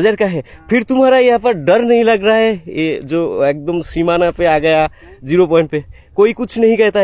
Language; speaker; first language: Hindi; non-native, learner; Bangla